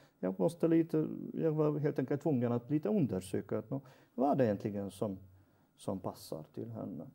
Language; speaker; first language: Swedish; non-native, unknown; Hungarian